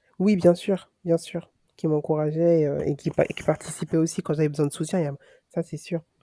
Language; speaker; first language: French; native; French